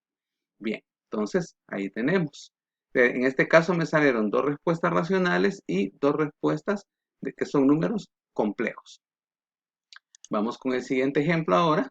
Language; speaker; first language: Spanish; native; Spanish